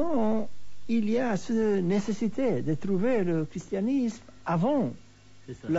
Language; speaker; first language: French; non-native, fluent; Hebrew